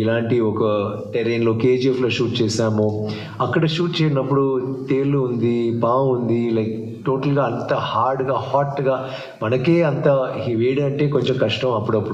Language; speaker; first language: Telugu; non-native, learner; Tamil